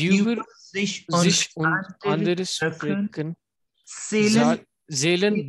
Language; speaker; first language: German; non-native, learner; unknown